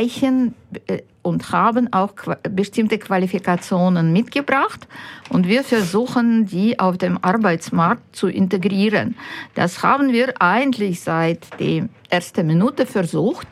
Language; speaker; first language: German; non-native, fluent; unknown